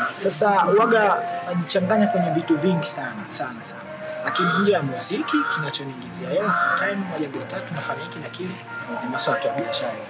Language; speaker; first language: Swahili; native; Swahili